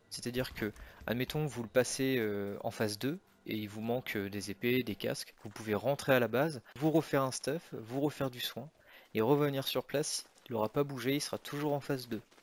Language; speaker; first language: French; native; French